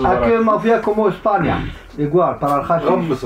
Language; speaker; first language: Spanish; non-native, learner; Arabic